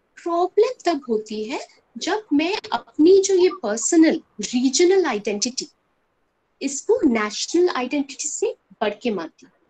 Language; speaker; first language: Hindi; non-native, local second language; Bangla